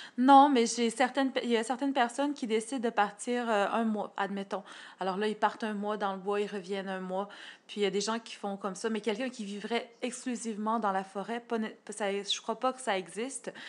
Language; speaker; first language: French; native; French